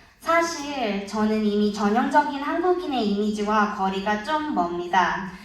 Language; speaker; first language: Korean; early bilingual, heritage; Korean